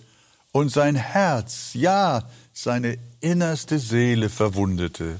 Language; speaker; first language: German; native; German